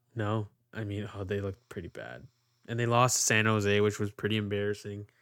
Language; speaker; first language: English; early bilingual, other home language; Maltese